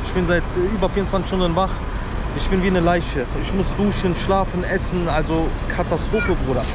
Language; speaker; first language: German; early bilingual, other home language; Turkish